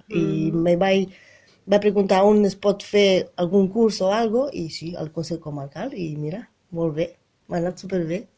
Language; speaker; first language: Catalan; non-native, fluent; Romanian